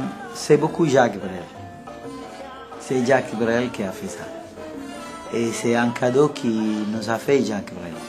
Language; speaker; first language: French; non-native, fluent; Spanish